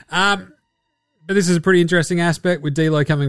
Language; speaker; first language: English; native; English